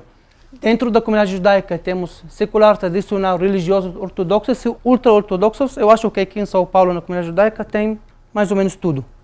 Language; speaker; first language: Portuguese; non-native, fluent; Arabic